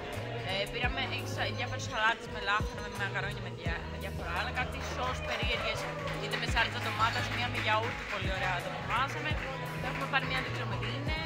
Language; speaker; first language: Greek; native; Greek